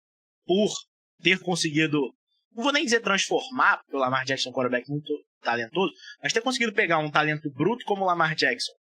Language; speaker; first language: Portuguese; native; Portuguese